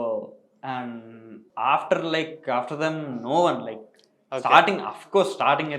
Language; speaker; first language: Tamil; non-native, learner; Telugu